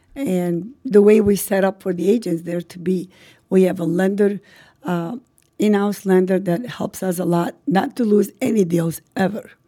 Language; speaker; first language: English; non-native, fluent; Macedonian